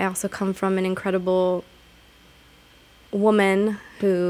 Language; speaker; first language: English; native; English